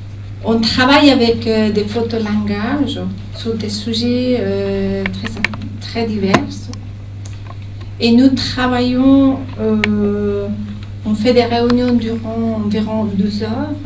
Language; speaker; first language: French; non-native, fluent; Spanish